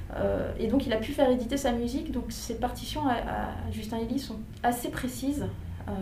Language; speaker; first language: French; native; French